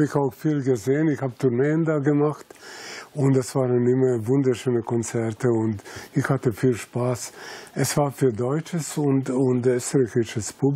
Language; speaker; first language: German; non-native, fluent; Serbian